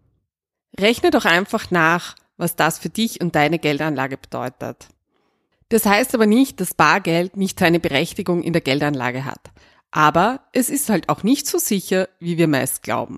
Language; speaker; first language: German; native; German